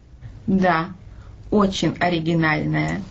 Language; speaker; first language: Russian; non-native, fluent; Finnish